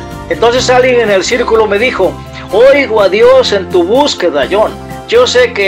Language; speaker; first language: Spanish; native; Spanish